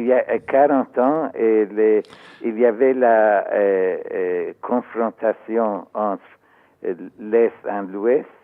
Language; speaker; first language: French; non-native, learner; Persian